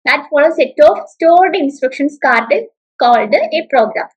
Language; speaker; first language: English; non-native, local second language; Malayalam